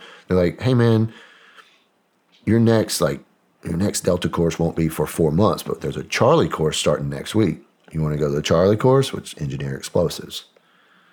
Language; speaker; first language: English; native; English